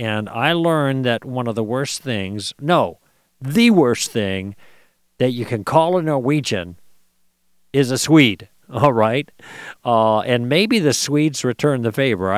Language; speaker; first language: English; native; English